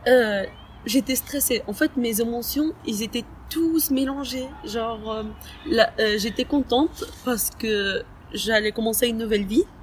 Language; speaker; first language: French; early bilingual, other home language; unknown